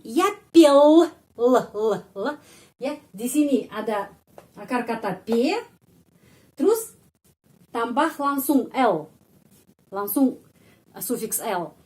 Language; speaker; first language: Indonesian; non-native, fluent; Russian